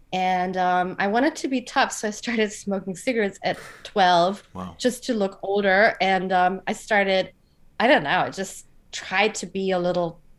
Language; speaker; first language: English; non-native, fluent; German